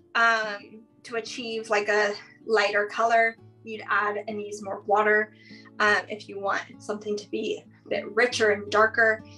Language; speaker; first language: English; native; English